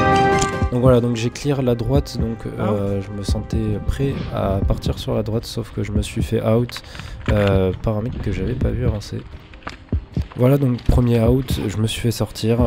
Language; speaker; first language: French; native; French